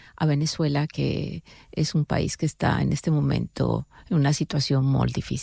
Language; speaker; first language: Catalan; non-native, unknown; Spanish